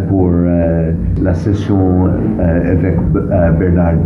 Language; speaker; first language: French; non-native, learner; English